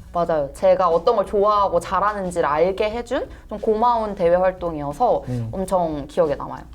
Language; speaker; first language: Korean; native; Korean